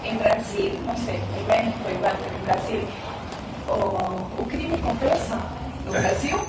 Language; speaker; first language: Portuguese; non-native, learner; Spanish